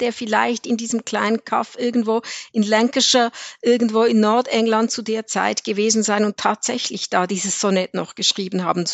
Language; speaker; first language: German; native; German